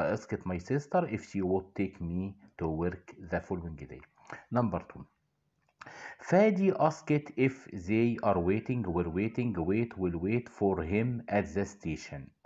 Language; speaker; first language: English; non-native, fluent; Arabic